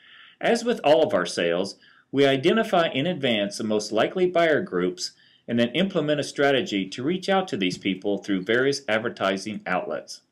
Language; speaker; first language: English; native; English